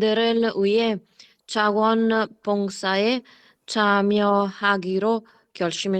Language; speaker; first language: Korean; non-native, learner; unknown